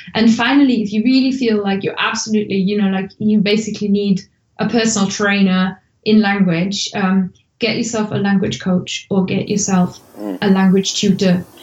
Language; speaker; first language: English; non-native, fluent; German